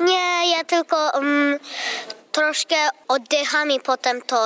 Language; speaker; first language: Polish; early bilingual, heritage; Polish